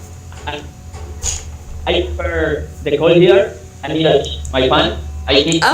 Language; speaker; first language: English; non-native, learner; Spanish